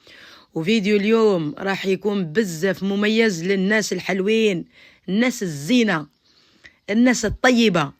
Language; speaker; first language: Arabic; native; Arabic